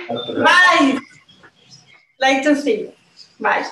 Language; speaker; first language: English; non-native, learner; Spanish